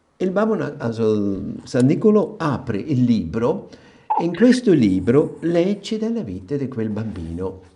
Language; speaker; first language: Italian; non-native, fluent; German